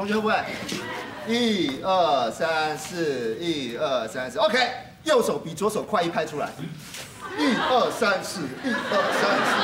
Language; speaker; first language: Chinese; native; Chinese